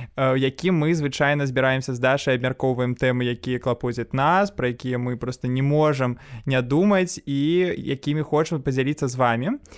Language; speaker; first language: Belarusian; non-native, local second language; Russian